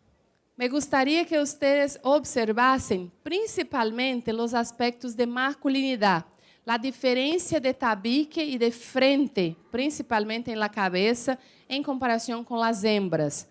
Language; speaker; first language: Spanish; non-native, fluent; Portuguese